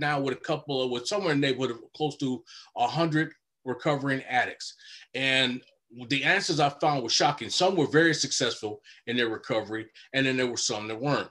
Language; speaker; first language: English; native; English